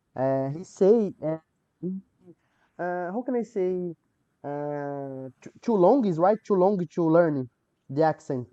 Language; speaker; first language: English; non-native, learner; Portuguese